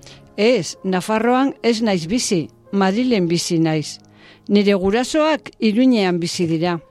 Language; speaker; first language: Basque; non-native, learner; Spanish